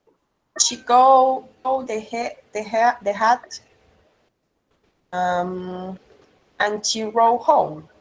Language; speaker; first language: English; non-native, learner; Spanish